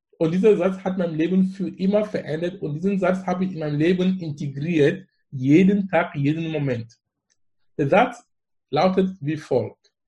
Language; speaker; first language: German; non-native, fluent; English